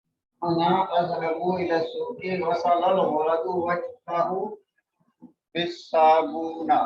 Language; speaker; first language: Arabic; non-native, learner; Urdu